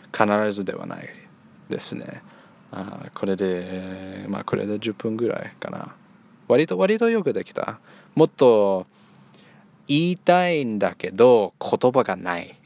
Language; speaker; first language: Japanese; early bilingual, heritage; Japanese